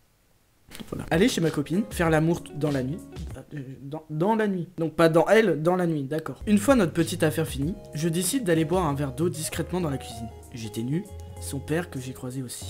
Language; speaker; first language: French; native; French